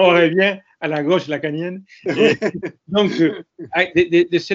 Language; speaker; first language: French; non-native, fluent; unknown